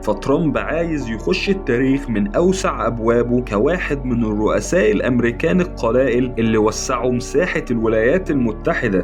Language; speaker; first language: Arabic; native; Arabic